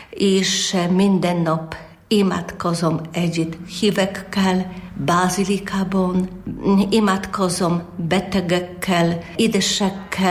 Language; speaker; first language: Hungarian; non-native, learner; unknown